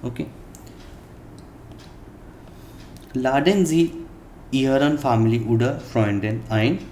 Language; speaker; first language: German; non-native, fluent; Hindi